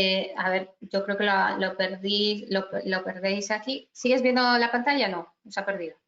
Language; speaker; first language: Spanish; native; Spanish